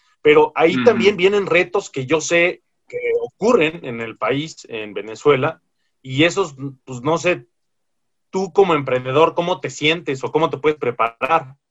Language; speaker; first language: Spanish; native; Spanish